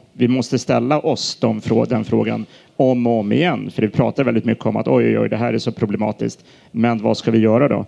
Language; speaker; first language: Swedish; native; Swedish